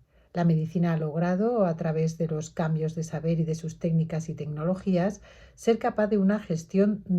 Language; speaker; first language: Spanish; native; Spanish